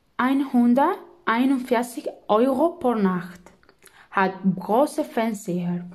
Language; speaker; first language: German; non-native, learner; Spanish